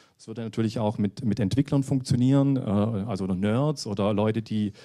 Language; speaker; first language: German; native; German